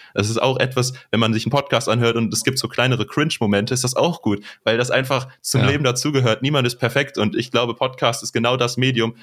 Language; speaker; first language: German; native; German